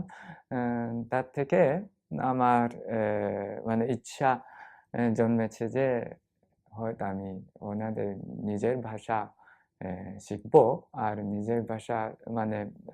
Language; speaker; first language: Bangla; non-native, fluent; Japanese